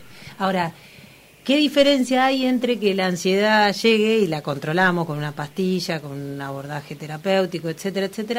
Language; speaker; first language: Spanish; native; Spanish